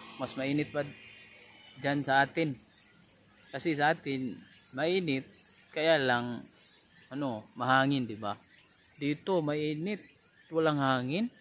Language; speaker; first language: Filipino; non-native, local second language; Cebuano